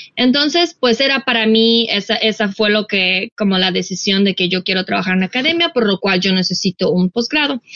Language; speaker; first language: Spanish; non-native, fluent; Russian